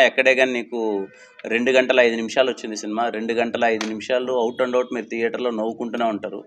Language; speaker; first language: Telugu; native; Telugu